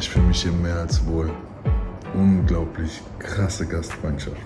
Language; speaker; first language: German; native; German